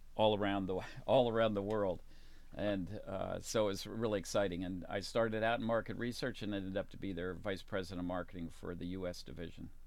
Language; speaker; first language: English; native; English